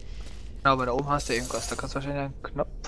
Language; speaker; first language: German; native; German